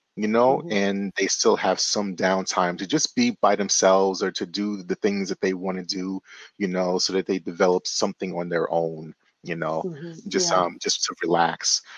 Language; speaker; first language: English; native; English